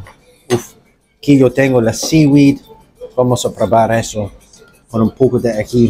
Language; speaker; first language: Spanish; non-native, learner; English